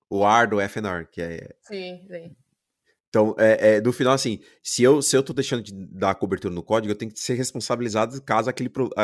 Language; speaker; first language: Portuguese; native; Portuguese